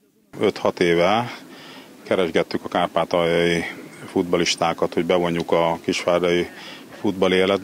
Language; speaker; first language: Hungarian; native; Hungarian